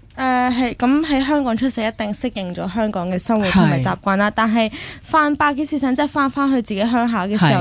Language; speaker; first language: Cantonese; early bilingual, other home language; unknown